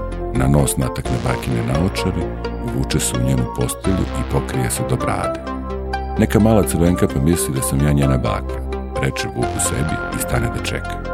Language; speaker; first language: Serbian; native; Serbian